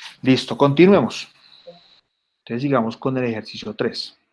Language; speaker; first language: Spanish; native; Spanish